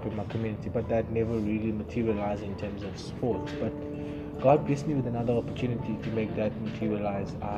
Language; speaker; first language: English; non-native, local second language; Xhosa